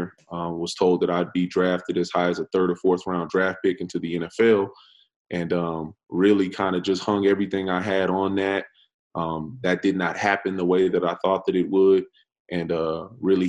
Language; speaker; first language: English; native; English